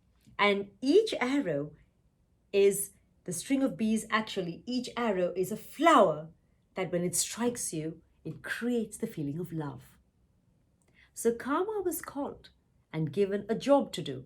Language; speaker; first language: English; non-native, local second language; Tamil